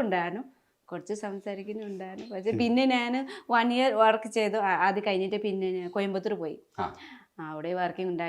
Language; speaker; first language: Malayalam; non-native, learner; Nepali